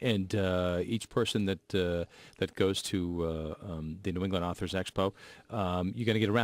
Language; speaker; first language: English; native; English